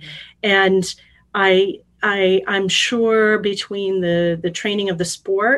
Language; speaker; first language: English; native; English